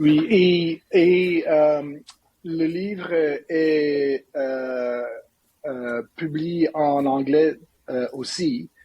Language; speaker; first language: French; non-native, learner; English